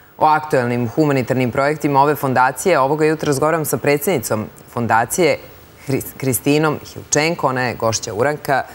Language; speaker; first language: Serbian; native; Serbian